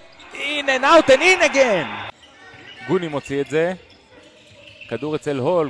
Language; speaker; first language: Hebrew; native; Hebrew